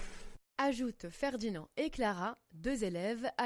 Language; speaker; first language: French; native; French